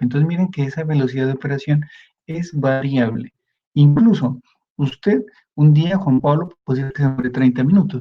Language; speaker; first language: Spanish; native; Spanish